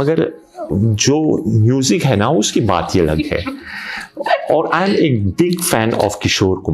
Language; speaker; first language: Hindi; non-native, fluent; Morisyen